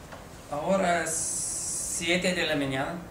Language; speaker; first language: Spanish; non-native, learner; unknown